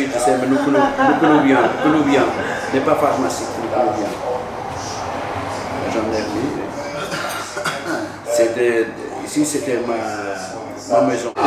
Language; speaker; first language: French; non-native, learner; Portuguese